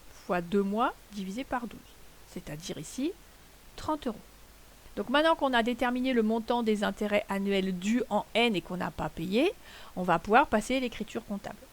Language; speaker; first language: French; native; French